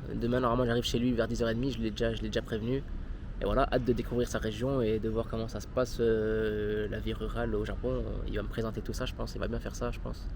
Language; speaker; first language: French; native; French